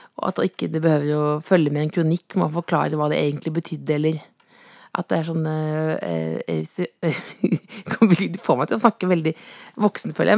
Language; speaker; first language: Norwegian; native; Norwegian